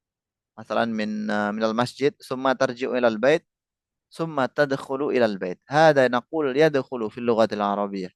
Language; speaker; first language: Arabic; non-native, fluent; Indonesian